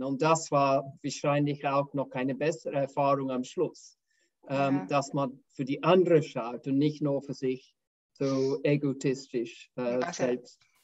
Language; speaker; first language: German; non-native, fluent; English